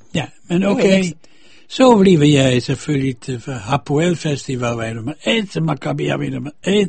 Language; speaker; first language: Danish; non-native, fluent; Dutch